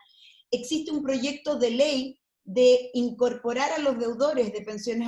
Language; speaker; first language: Spanish; native; Spanish